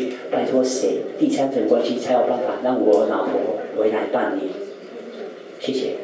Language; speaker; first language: Chinese; native; Chinese